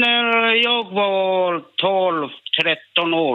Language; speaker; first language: Swedish; non-native, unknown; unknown